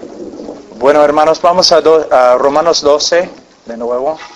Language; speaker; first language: Spanish; non-native, fluent; English